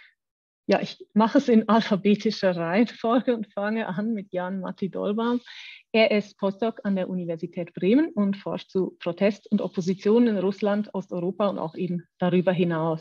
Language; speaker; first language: German; native; German